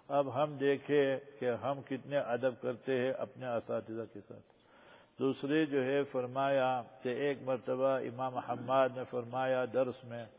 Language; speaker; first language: Urdu; non-native, local second language; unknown